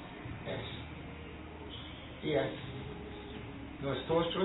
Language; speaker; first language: Spanish; non-native, learner; English